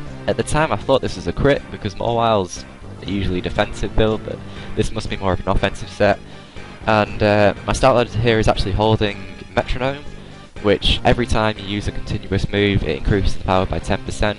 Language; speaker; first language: English; native; English